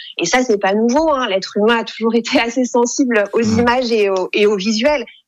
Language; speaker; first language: French; native; French